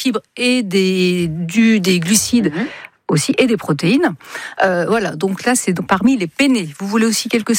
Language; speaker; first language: French; native; French